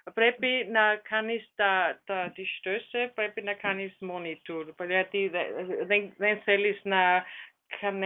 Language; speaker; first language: Greek; non-native, learner; German